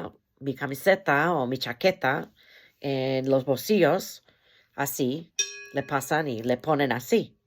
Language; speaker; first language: Spanish; non-native, fluent; English